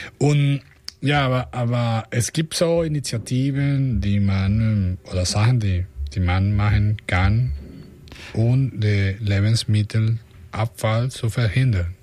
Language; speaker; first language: German; non-native, fluent; Spanish